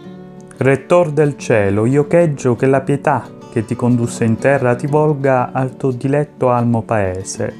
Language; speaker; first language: Italian; native; Italian